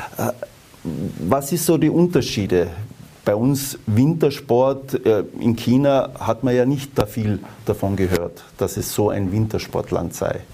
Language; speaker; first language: German; native; German